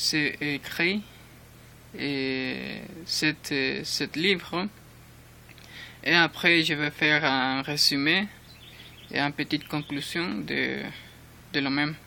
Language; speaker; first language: French; non-native, learner; Spanish